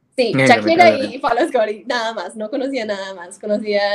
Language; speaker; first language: Spanish; non-native, fluent; English